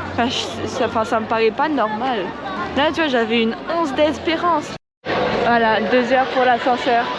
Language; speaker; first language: French; native; French